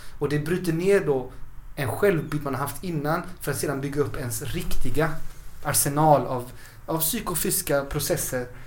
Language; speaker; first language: Swedish; early bilingual, other home language; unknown